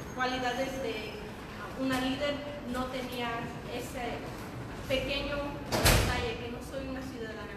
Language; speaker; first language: Spanish; early bilingual, heritage; Spanish